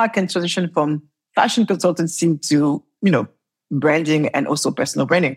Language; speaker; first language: English; non-native, fluent; French